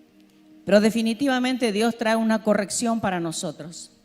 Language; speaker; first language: Spanish; native; Spanish